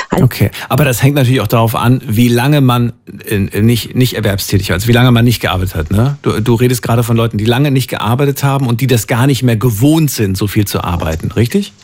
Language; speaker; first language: German; native; German